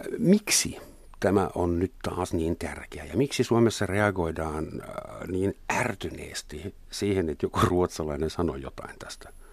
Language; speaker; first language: Finnish; non-native, fluent; German